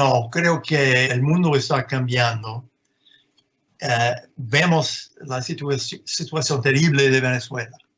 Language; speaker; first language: Spanish; non-native, fluent; English